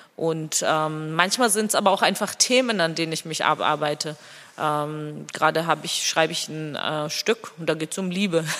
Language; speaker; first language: German; non-native, fluent; Georgian